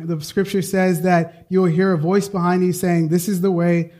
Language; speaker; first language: English; native; English